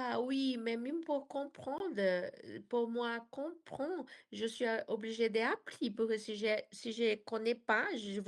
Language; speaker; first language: French; non-native, learner; Portuguese